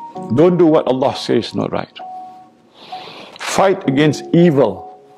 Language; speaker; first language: English; non-native, local second language; Malay